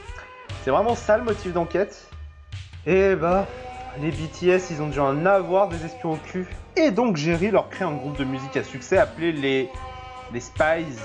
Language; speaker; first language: French; native; French